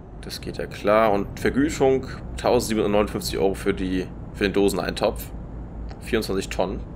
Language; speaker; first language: German; native; German